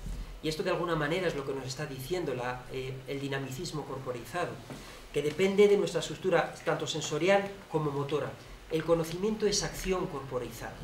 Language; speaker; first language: Spanish; native; Spanish